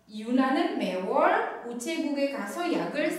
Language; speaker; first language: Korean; non-native, fluent; Indonesian